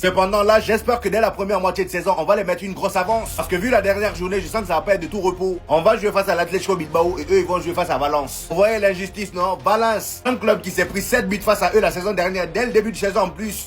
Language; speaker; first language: French; native; French